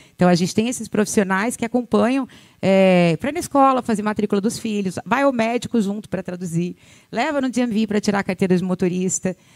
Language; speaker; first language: Portuguese; native; Portuguese